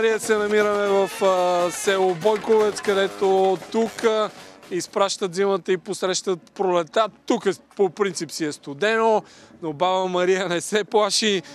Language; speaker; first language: Bulgarian; native; Bulgarian